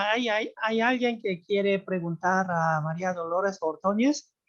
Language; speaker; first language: Spanish; non-native, fluent; Korean